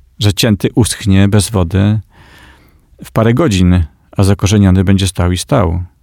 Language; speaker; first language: Polish; native; Polish